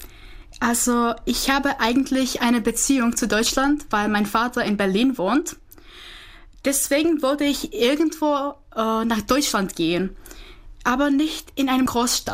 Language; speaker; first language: German; non-native, fluent; Czech